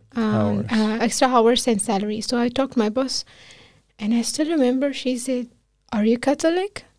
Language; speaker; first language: English; non-native, fluent; Pashto